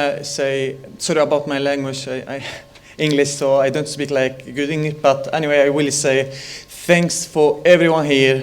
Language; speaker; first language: English; non-native, learner; Arabic